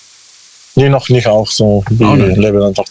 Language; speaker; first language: German; non-native, learner; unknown